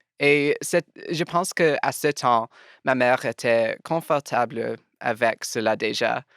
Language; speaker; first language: French; non-native, local second language; English